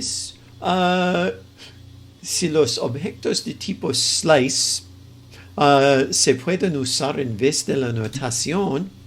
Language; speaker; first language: Spanish; non-native, fluent; English